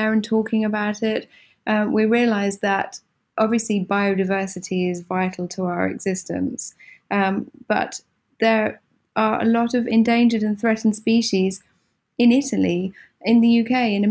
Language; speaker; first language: English; native; English